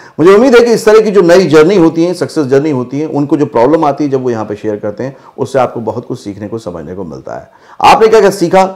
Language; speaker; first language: Hindi; native; Hindi